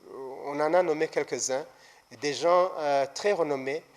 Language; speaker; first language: French; non-native, local second language; Rundi